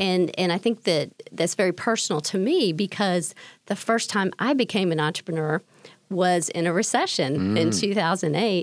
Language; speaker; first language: English; native; English